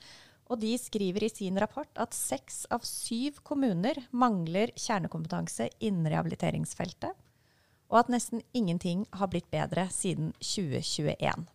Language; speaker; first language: Norwegian; native; Norwegian